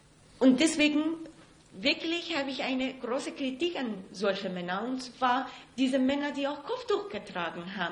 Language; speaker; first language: German; non-native, fluent; Persian